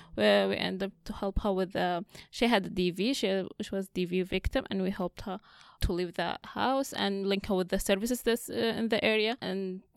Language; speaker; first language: English; non-native, fluent; Arabic